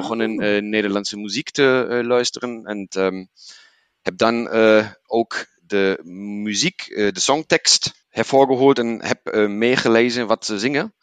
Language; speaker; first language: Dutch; non-native, learner; German